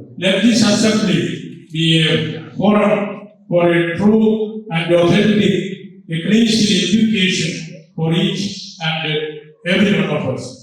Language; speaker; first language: English; non-native, local second language; Malayalam